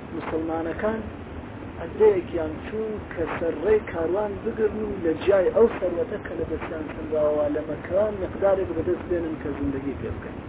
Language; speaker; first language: Central Kurdish; non-native, local second language; Gurani